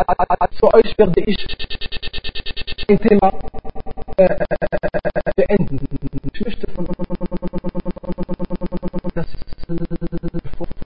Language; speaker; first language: German; non-native, learner; Arabic